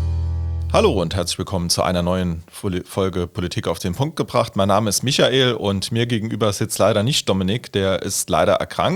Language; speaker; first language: German; native; German